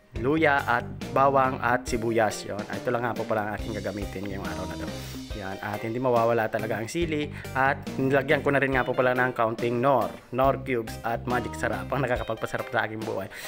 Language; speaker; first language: Filipino; non-native, local second language; Bikol